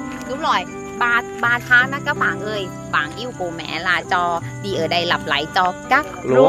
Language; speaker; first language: Vietnamese; non-native, learner; Thai